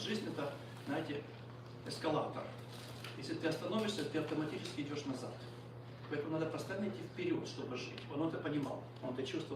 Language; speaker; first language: Russian; native; Russian